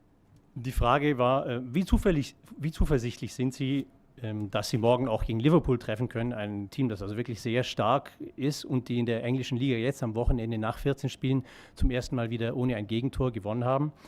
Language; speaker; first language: German; native; German